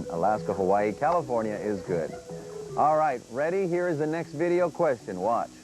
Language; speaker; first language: English; native; English